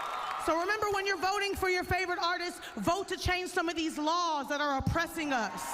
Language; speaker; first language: English; native; English